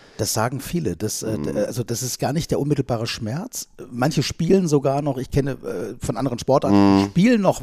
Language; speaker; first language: German; native; German